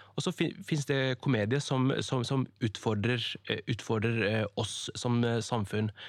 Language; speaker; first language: Norwegian; early bilingual, other home language; Kurdish